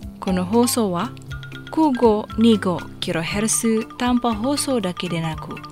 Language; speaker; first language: Japanese; non-native, fluent; Indonesian